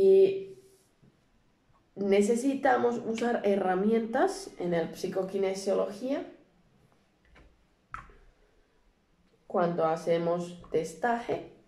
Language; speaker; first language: Spanish; non-native, learner; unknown